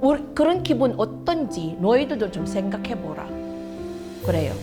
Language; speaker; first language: Korean; non-native, fluent; Filipino